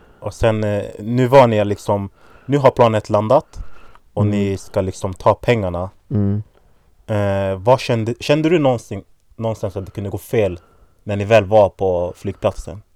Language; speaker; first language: Swedish; native; Swedish